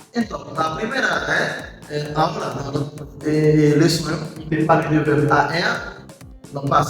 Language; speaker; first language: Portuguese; non-native, fluent; Haitian Creole